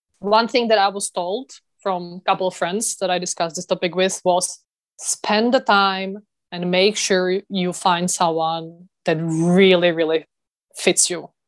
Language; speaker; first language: English; non-native, fluent; Czech